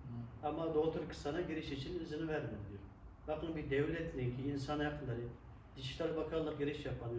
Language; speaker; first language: Turkish; non-native, learner; Uyghur